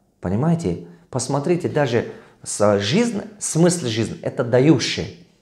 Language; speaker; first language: Russian; non-native, local second language; Tajik